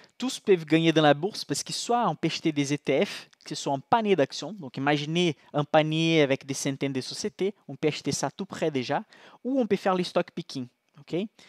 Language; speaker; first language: French; non-native, fluent; Portuguese